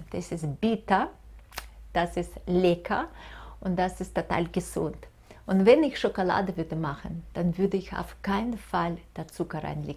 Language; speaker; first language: German; non-native, fluent; Russian